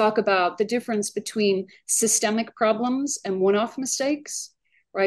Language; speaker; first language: English; native; English